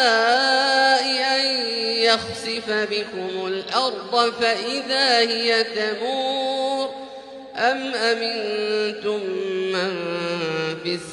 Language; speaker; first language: Arabic; native; Arabic